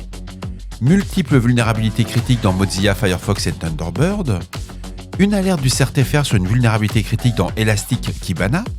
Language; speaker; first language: French; native; French